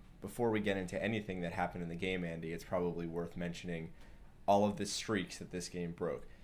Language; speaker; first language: English; native; English